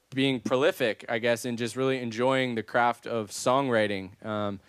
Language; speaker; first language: English; native; English